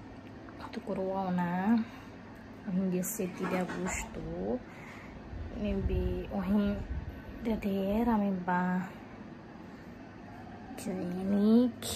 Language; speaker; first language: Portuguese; non-native, local second language; Tetum